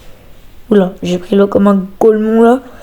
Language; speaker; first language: French; native; French